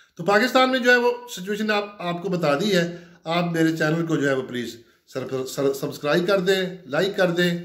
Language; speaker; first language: Urdu; non-native, local second language; Punjabi